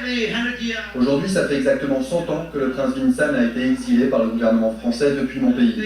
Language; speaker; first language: French; non-native, fluent; Vietnamese